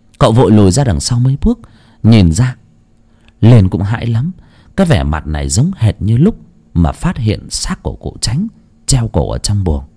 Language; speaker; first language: Vietnamese; non-native, local second language; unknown